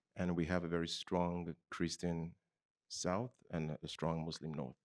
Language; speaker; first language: English; non-native, local second language; Yoruba